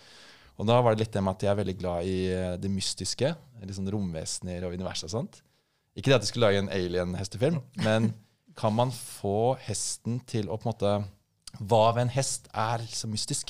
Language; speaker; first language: Norwegian; native; Norwegian